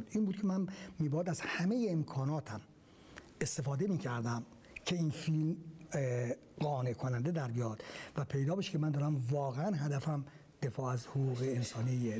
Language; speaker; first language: Persian; native; Persian